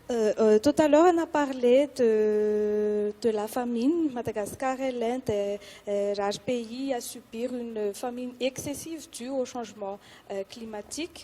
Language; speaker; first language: French; non-native, local second language; Malagasy